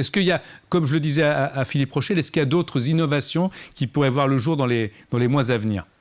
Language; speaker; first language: French; native; French